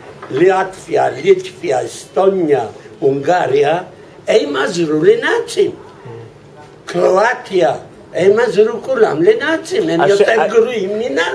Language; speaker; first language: Hebrew; non-native, fluent; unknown